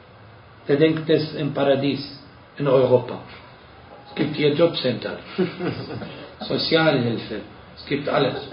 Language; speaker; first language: German; non-native, fluent; Arabic